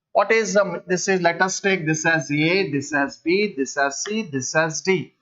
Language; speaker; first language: English; non-native, local second language; Kannada